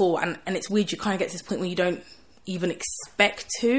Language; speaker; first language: English; native; English